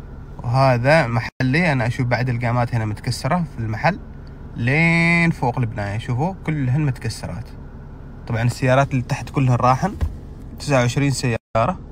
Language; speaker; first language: Arabic; native; Arabic